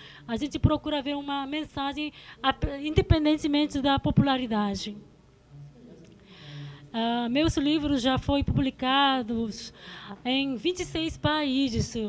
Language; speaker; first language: Portuguese; non-native, fluent; Korean